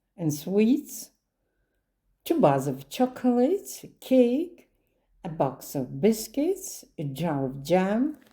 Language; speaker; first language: English; non-native, fluent; Ukrainian